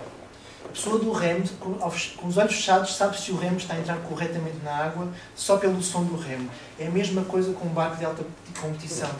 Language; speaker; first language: Portuguese; native; Portuguese